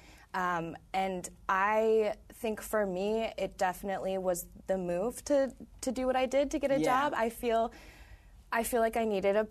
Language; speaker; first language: English; native; English